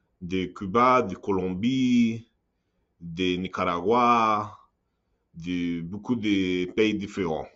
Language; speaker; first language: French; non-native, learner; English